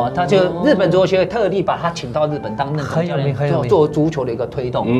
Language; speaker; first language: Chinese; native; Chinese